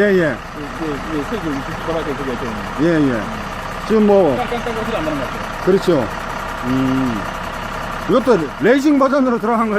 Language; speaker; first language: Korean; native; Korean